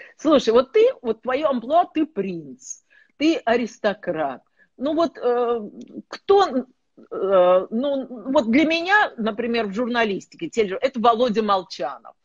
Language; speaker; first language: Russian; native; Russian